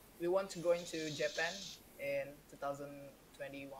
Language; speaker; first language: English; non-native, learner; Indonesian